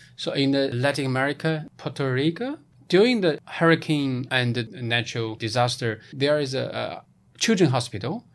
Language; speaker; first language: English; non-native, fluent; Chinese